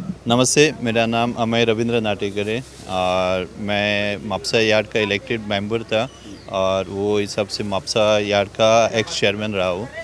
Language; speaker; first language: Hindi; non-native, local second language; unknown